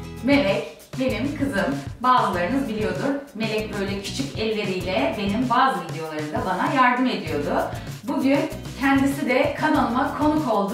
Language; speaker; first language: Turkish; native; Turkish